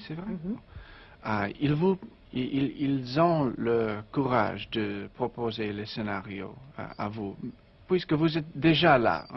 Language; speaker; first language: French; non-native, learner; English